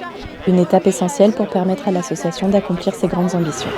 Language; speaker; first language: French; native; French